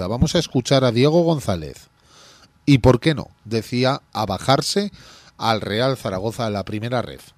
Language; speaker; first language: Spanish; native; Spanish